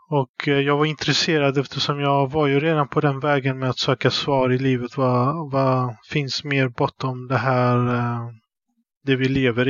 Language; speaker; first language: Swedish; early bilingual, other home language; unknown